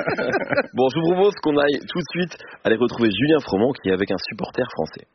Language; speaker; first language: French; native; French